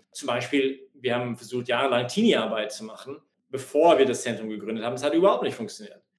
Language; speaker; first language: German; non-native, fluent; English